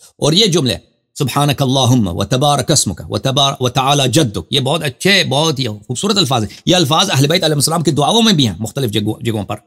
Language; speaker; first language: Urdu; non-native, fluent; Persian